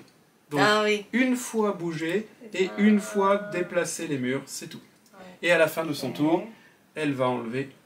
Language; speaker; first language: French; native; French